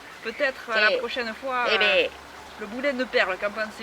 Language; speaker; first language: French; native; French